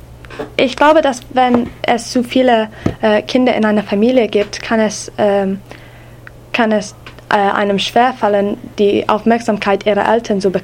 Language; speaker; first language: German; non-native, learner; English